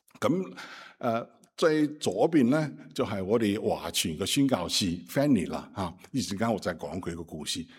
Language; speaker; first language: Cantonese; non-native, fluent; Chinese